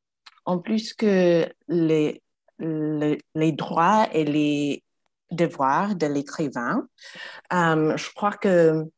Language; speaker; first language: French; non-native, fluent; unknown